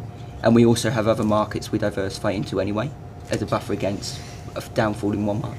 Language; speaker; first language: English; native; English